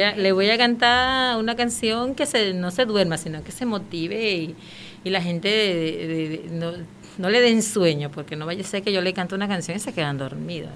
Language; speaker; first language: Spanish; non-native, local second language; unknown